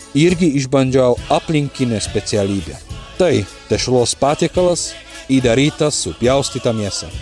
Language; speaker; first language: Lithuanian; non-native, learner; Czech